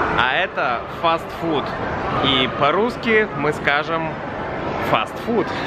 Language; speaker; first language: Russian; native; Russian